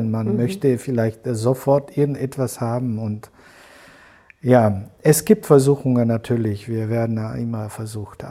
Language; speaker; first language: German; non-native, fluent; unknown